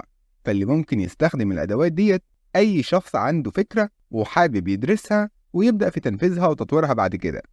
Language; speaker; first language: Arabic; native; Arabic